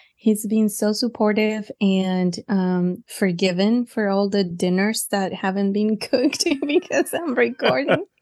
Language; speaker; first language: English; non-native, fluent; Spanish